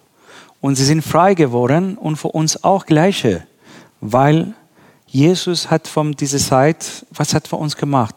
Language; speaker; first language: German; non-native, learner; Persian